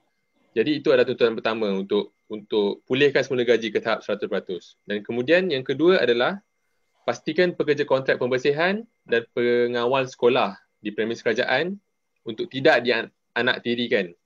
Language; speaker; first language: Malay; native; Malay